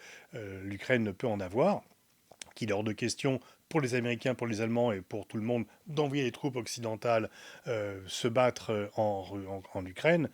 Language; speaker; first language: French; native; French